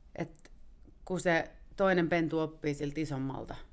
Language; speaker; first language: Finnish; native; Finnish